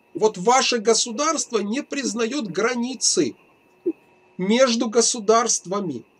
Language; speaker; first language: Russian; native; Russian